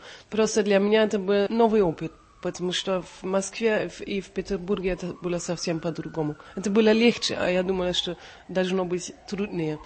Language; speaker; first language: Russian; non-native, learner; German